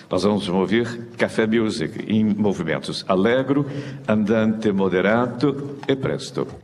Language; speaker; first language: Portuguese; native; Portuguese